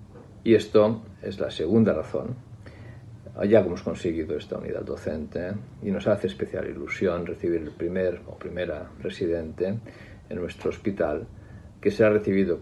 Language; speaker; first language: Spanish; native; Spanish